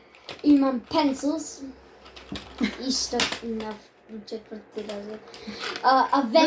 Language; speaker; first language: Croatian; early bilingual, heritage; Croatian